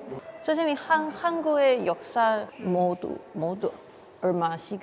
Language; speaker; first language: Korean; non-native, learner; Chinese